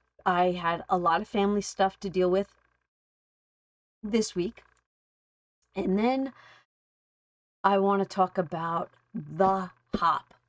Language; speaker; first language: English; native; English